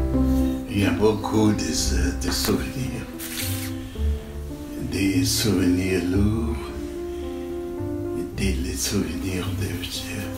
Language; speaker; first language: French; non-native, learner; German